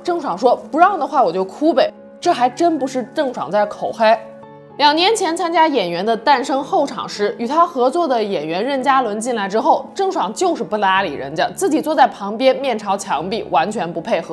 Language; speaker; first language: Chinese; native; Chinese